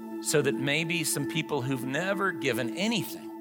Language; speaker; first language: English; native; English